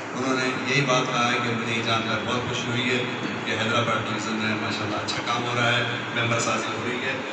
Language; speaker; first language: Urdu; non-native, local second language; Sindhi